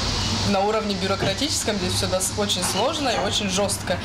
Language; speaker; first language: Russian; native; Russian